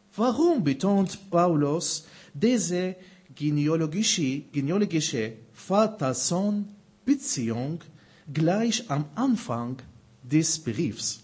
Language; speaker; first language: German; non-native, fluent; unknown